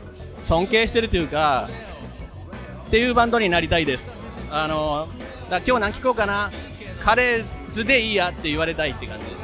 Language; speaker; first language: Japanese; native; Japanese